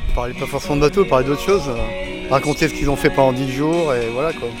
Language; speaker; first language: French; native; French